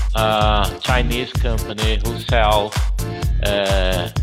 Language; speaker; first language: English; non-native, learner; Portuguese